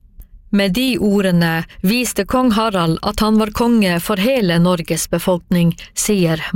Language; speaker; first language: Norwegian; native; Norwegian